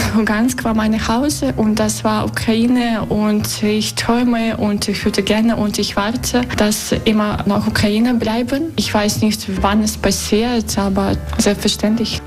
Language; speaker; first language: German; non-native, learner; Russian